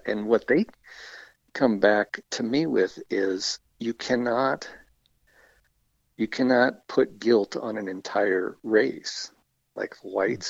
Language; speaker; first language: English; native; English